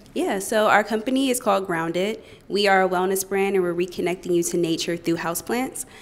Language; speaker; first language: English; native; English